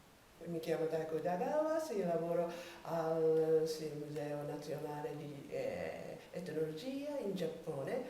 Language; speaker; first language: Italian; non-native, learner; Japanese